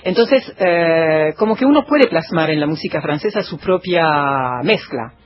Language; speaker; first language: Spanish; non-native, fluent; French